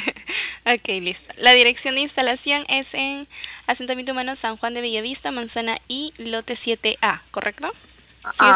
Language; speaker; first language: Spanish; native; Spanish